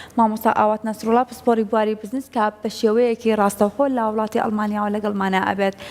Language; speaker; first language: Central Kurdish; native; Central Kurdish